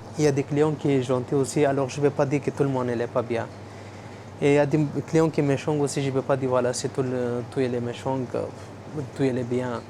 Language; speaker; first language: French; non-native, learner; Persian